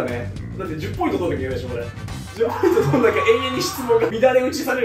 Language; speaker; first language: Japanese; native; Japanese